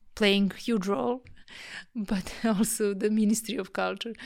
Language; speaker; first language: English; non-native, fluent; Serbian